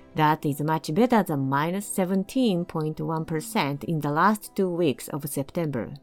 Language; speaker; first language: English; non-native, fluent; Japanese